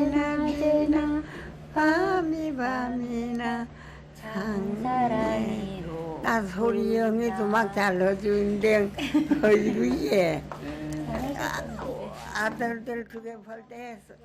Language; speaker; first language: Korean; non-native, local second language; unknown